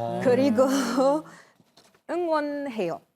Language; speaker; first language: Korean; non-native, learner; French